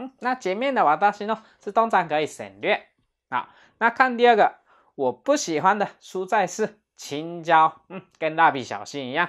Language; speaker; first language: Chinese; non-native, fluent; Japanese